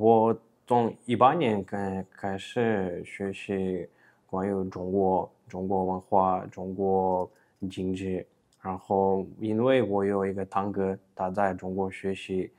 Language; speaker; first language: Chinese; non-native, fluent; Uzbek